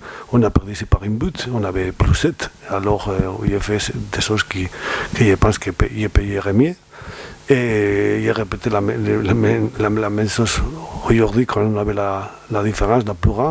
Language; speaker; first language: French; non-native, fluent; Spanish